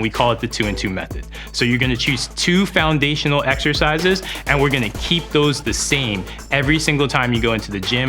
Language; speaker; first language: English; native; English